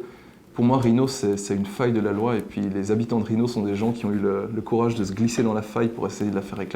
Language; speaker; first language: French; native; French